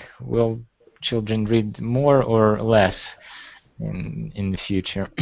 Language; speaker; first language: English; non-native, fluent; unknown